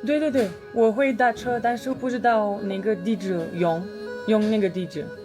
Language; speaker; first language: Chinese; non-native, learner; Romanian